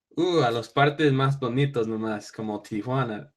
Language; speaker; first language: Spanish; non-native, learner; English